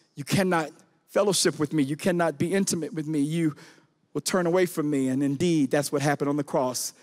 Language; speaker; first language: English; native; English